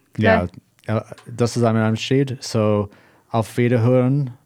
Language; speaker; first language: German; non-native, learner; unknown